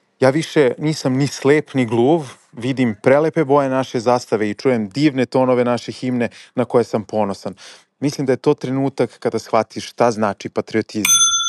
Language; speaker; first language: Serbian; native; Serbian